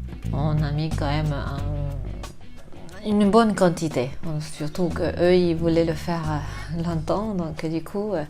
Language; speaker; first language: French; non-native, fluent; Spanish